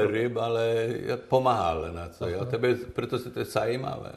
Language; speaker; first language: Czech; non-native, learner; Swedish